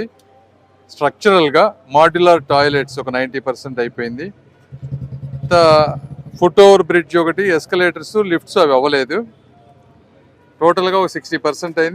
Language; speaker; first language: Telugu; native; Telugu